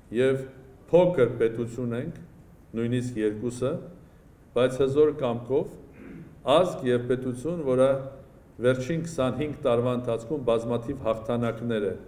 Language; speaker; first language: Armenian; native; Armenian